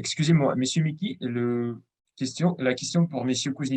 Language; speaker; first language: French; non-native, fluent; Russian